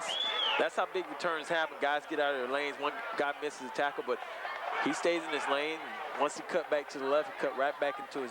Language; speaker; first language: English; native; English